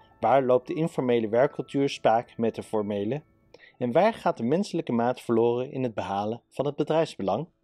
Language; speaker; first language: Dutch; native; Dutch